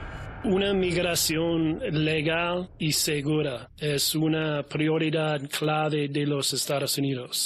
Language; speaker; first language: Spanish; non-native, fluent; English